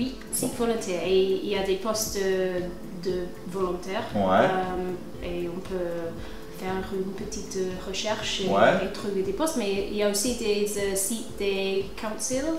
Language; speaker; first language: French; non-native, fluent; English